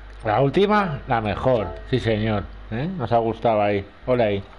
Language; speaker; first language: Spanish; native; Spanish